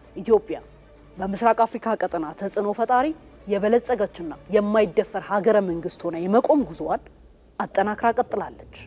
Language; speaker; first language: Amharic; native; Amharic